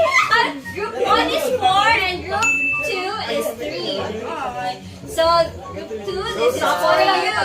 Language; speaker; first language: English; non-native, local second language; Cebuano